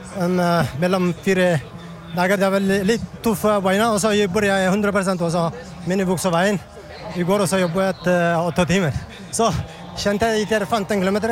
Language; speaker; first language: Norwegian; non-native, learner; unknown